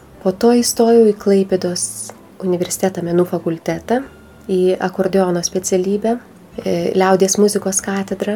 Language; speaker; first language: Lithuanian; native; Lithuanian